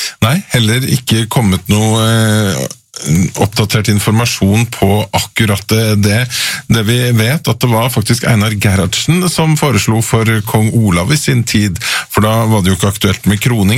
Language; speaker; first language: Norwegian; native; Norwegian